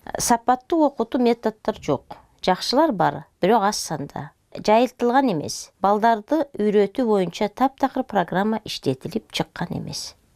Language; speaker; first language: Kyrgyz; non-native, local second language; Russian